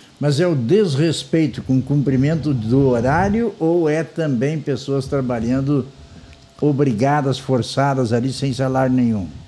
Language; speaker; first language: Portuguese; native; Portuguese